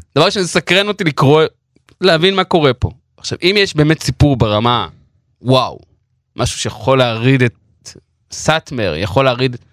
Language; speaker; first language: Hebrew; non-native, local second language; Yiddish